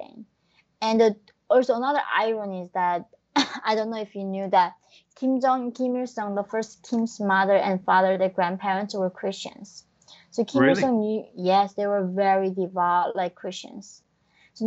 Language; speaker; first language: English; non-native, fluent; Korean